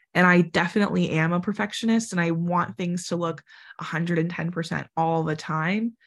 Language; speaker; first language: English; native; English